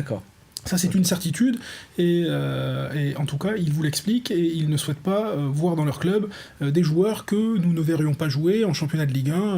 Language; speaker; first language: French; native; French